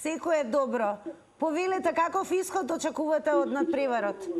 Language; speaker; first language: Macedonian; native; Macedonian